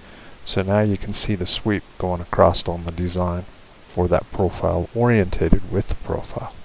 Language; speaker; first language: English; native; English